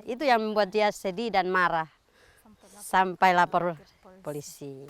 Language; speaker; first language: Indonesian; non-native, local second language; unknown